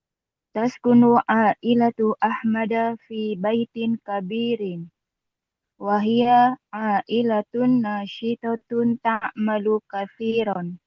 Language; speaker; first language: Arabic; non-native, learner; Indonesian